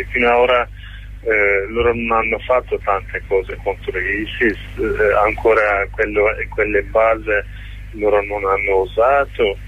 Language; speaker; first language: Italian; non-native, learner; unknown